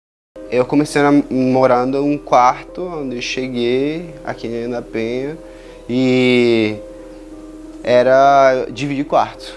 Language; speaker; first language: Portuguese; non-native, fluent; Spanish